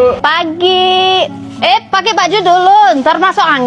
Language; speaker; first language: Indonesian; non-native, fluent; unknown